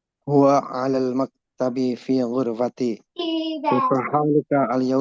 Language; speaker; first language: Arabic; non-native, learner; Indonesian